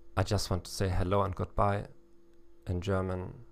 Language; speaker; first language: English; non-native, fluent; German